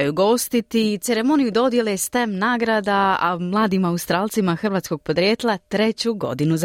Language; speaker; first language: Serbian; native; Serbian